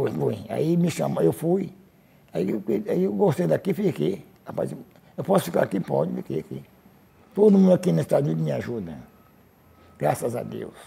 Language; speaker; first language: Portuguese; native; Portuguese